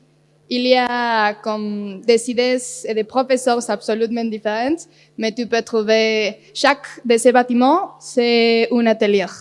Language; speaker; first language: French; non-native, learner; Spanish